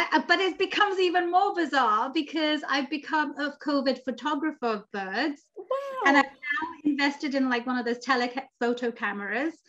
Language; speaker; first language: English; native; English